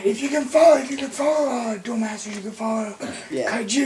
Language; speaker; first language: English; native; English